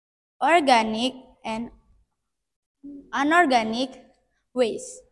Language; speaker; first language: English; non-native, learner; Indonesian